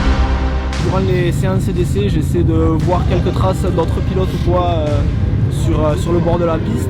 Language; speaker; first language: French; native; French